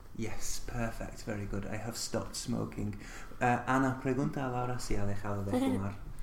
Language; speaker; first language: English; native; English